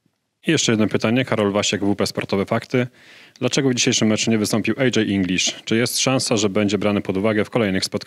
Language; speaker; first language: Polish; native; Polish